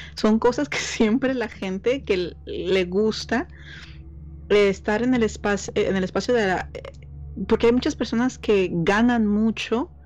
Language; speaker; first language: Spanish; native; Spanish